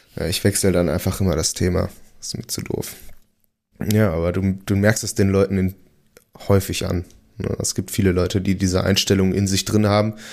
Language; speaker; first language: German; early bilingual, other home language; Portuguese